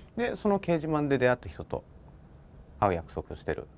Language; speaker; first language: Japanese; native; Japanese